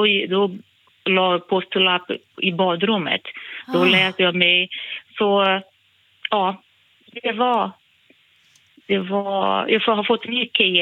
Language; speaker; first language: Swedish; non-native, fluent; Portuguese